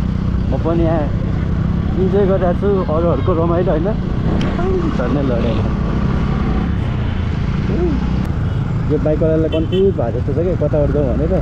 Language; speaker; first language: Nepali; native; Nepali